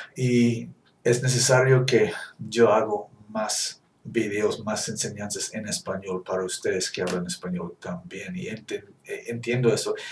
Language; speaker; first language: Spanish; non-native, learner; English